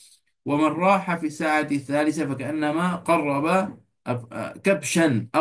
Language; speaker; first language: Arabic; non-native, fluent; Malay